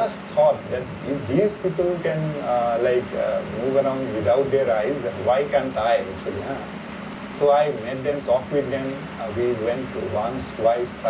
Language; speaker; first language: English; non-native, local second language; Assamese